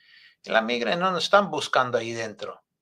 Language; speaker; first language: Spanish; non-native, fluent; English